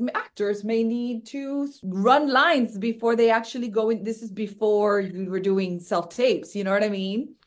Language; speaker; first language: English; early bilingual, other home language; Spanish